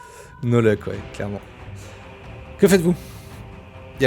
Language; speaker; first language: French; native; French